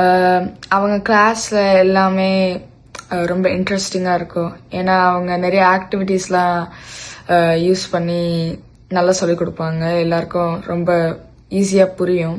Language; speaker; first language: Tamil; early bilingual, heritage; Tamil